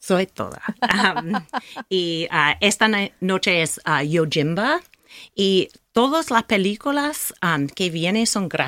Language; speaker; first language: Spanish; non-native, learner; English